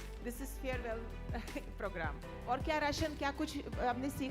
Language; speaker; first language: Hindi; non-native, fluent; Russian